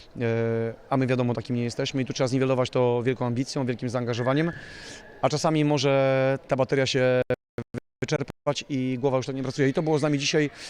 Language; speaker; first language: Polish; native; Polish